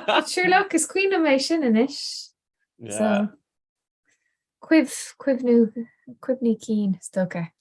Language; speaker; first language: Irish; non-native, local second language; English